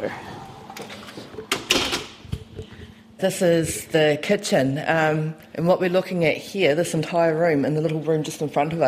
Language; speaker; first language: English; native; English